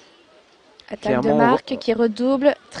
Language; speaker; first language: French; native; French